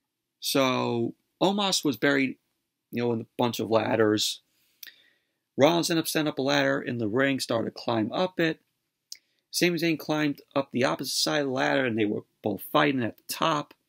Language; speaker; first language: English; native; English